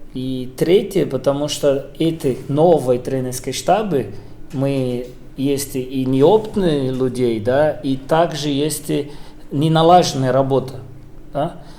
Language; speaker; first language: Russian; non-native, fluent; Portuguese